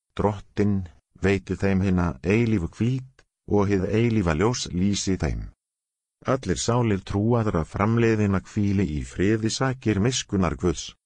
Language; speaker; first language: Icelandic; non-native, learner; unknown